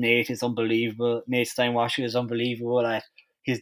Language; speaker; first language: English; native; English